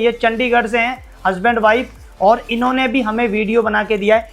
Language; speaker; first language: Hindi; native; Hindi